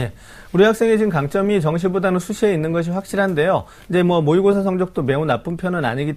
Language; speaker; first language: Korean; native; Korean